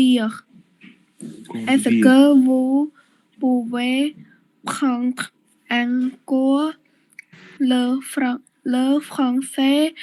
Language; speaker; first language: French; non-native, learner; Khmer